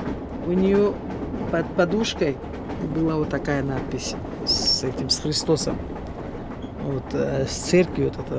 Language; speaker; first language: Russian; native; Russian